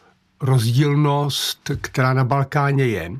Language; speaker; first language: Czech; native; Czech